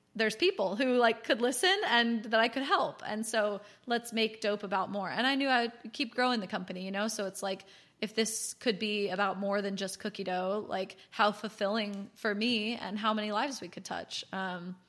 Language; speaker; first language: English; native; English